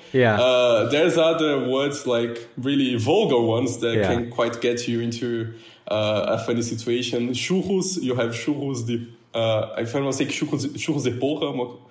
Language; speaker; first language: English; non-native, fluent; Portuguese